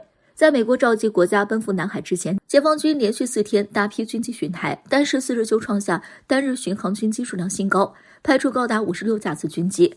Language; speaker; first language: Chinese; native; Chinese